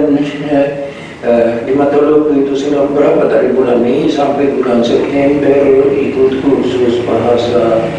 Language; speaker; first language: Indonesian; non-native, fluent; Hungarian